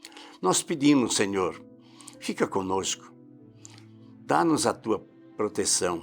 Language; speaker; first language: Portuguese; native; Portuguese